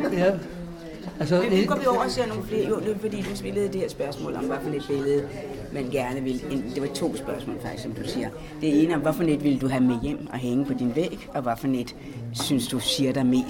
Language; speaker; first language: Danish; native; Danish